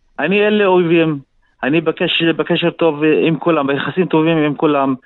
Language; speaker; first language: Hebrew; non-native, local second language; Arabic